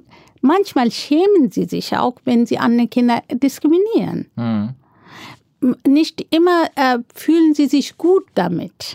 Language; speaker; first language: German; non-native, fluent; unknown